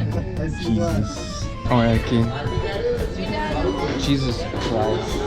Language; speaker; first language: Portuguese; non-native, fluent; Russian